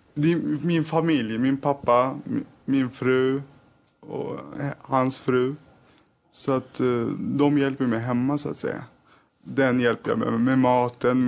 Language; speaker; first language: Swedish; non-native, fluent; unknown